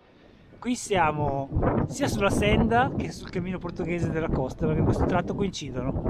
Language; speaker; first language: Italian; native; Italian